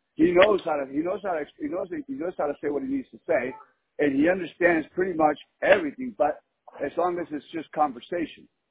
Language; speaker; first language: English; early bilingual, other home language; Spanish